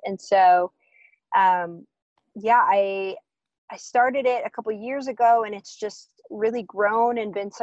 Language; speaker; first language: English; native; English